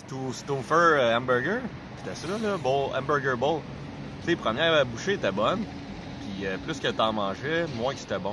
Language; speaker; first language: French; native; French